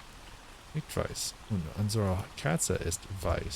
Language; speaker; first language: German; non-native, learner; English